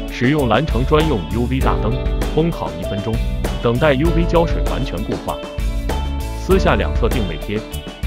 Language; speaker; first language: Chinese; native; Chinese